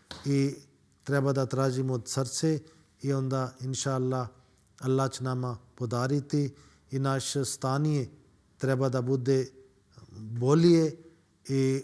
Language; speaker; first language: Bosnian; non-native, learner; Urdu